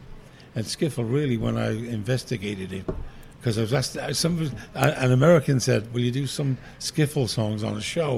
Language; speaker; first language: English; native; English